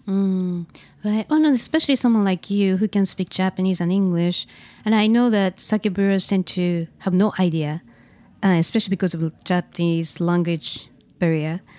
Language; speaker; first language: English; non-native, fluent; Japanese